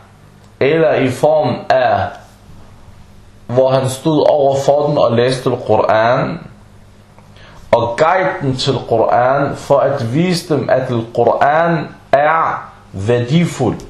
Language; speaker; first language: Danish; non-native, fluent; Arabic